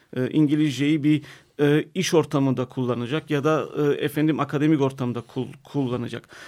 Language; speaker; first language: Turkish; non-native, local second language; Armenian